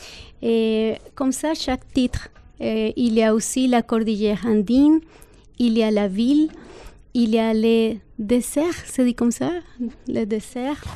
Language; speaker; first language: French; non-native, fluent; Spanish